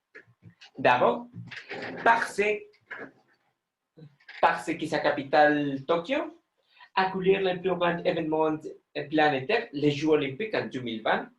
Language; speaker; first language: French; non-native, learner; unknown